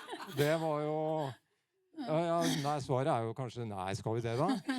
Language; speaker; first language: Norwegian; native; Norwegian